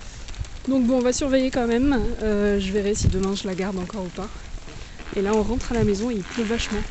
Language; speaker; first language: French; native; French